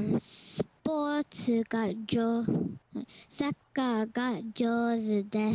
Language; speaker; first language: Japanese; non-native, learner; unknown